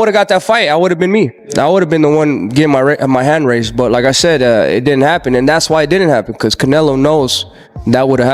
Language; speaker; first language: English; native; English